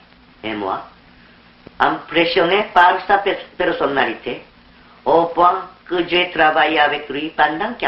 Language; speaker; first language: French; non-native, fluent; Korean